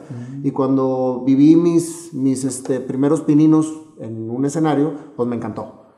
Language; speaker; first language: Spanish; native; Spanish